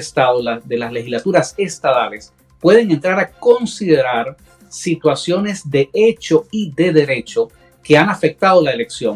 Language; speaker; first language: Spanish; native; Spanish